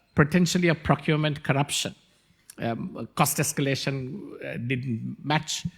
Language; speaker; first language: English; non-native, local second language; Sinhala